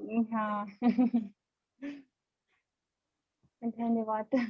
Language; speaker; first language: Hindi; non-native, learner; Russian